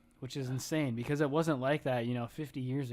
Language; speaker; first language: English; native; English